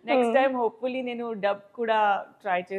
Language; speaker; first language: Telugu; non-native, learner; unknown